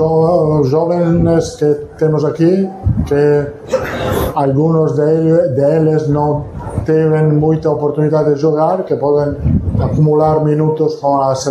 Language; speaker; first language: Portuguese; non-native, learner; Italian